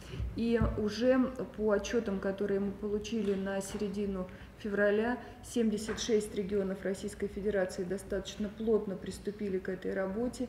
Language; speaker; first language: Russian; native; Russian